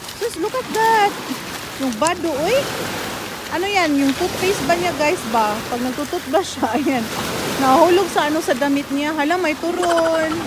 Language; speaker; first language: Filipino; non-native, local second language; Cebuano